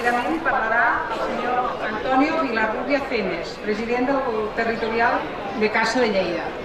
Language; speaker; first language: Catalan; native; Catalan